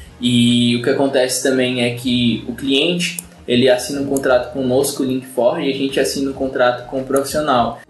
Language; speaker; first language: Portuguese; native; Portuguese